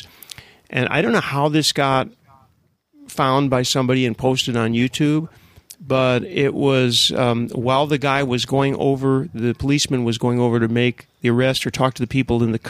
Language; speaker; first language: English; native; English